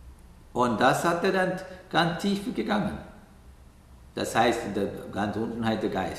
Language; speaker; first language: German; non-native, learner; Sinhala